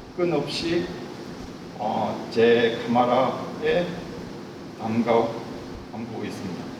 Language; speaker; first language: Korean; non-native, fluent; German